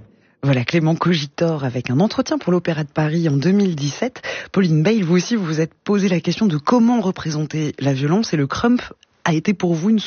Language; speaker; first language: French; native; French